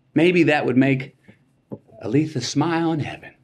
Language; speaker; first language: English; native; English